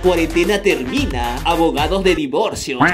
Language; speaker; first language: Spanish; native; Spanish